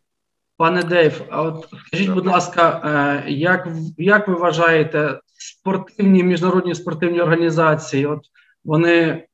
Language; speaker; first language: Ukrainian; native; Ukrainian